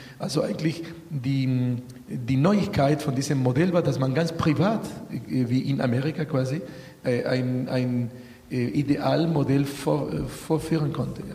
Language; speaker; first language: German; non-native, fluent; Spanish